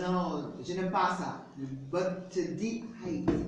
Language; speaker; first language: French; non-native, learner; English